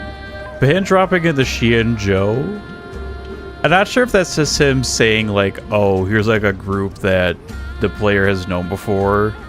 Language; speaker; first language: English; native; English